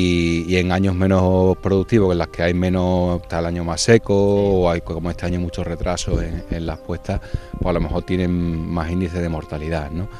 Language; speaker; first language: Spanish; native; Spanish